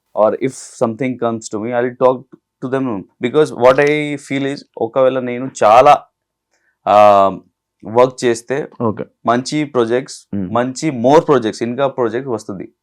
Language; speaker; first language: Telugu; non-native, local second language; Urdu